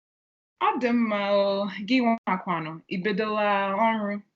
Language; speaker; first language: Igbo; non-native, learner; English